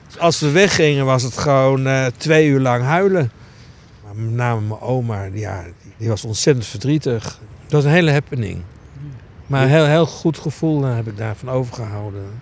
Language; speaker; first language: Dutch; early bilingual, other home language; Greek